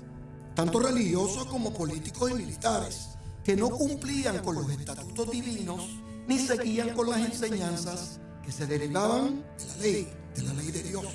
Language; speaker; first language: Spanish; native; Spanish